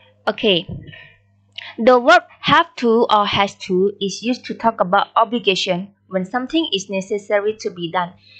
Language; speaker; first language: English; non-native, fluent; Indonesian